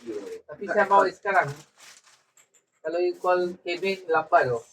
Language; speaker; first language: Indonesian; non-native, learner; Bangla